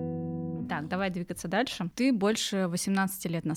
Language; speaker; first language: Russian; native; Russian